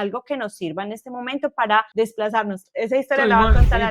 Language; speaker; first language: Spanish; native; Spanish